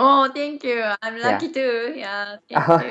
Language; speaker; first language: English; non-native, learner; Japanese